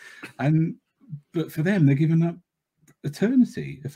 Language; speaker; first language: English; native; English